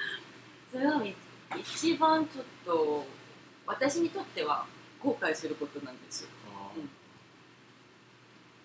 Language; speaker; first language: Japanese; non-native, fluent; Korean